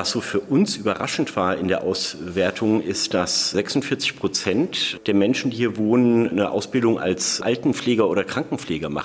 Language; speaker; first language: German; native; German